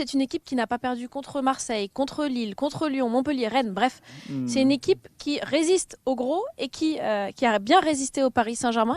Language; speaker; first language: French; native; French